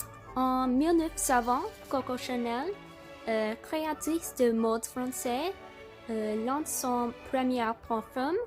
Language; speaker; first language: French; non-native, learner; English